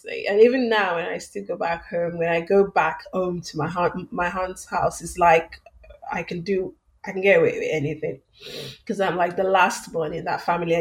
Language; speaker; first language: English; non-native, local second language; Yoruba